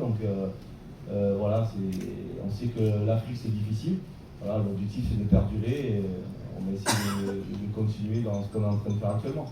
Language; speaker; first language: French; native; French